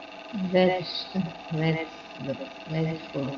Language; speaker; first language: English; non-native, learner; Vietnamese